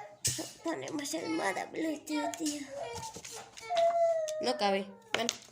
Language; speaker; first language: Spanish; native; Spanish